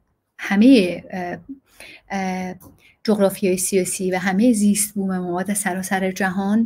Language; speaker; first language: Persian; native; Persian